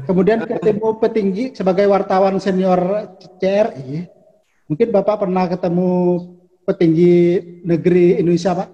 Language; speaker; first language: Indonesian; native; Indonesian